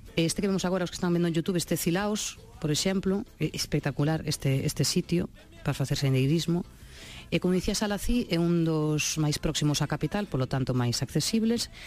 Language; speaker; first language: Galician; non-native, local second language; Spanish